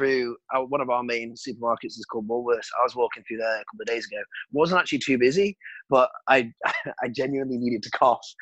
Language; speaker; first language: English; native; English